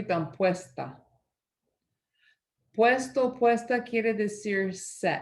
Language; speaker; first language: Spanish; non-native, fluent; English